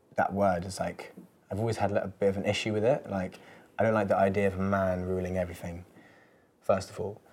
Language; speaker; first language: English; native; English